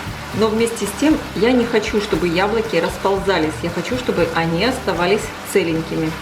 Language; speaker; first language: Russian; native; Russian